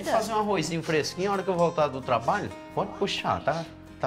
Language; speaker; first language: Portuguese; native; Portuguese